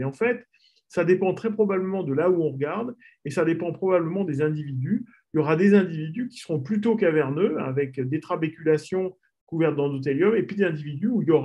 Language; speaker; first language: French; native; French